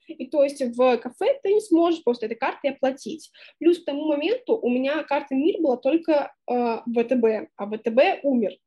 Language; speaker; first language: Russian; native; Russian